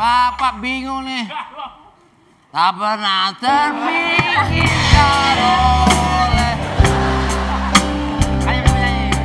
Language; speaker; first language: Indonesian; native; Indonesian